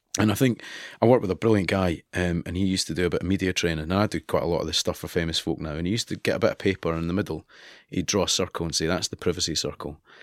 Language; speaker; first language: English; native; English